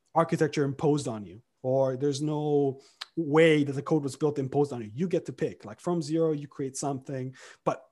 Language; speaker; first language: English; early bilingual, other home language; Romanian